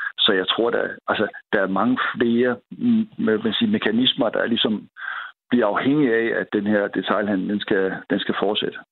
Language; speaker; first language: Danish; native; Danish